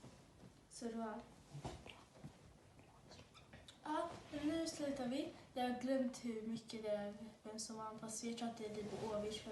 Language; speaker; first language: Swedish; early bilingual, other home language; Somali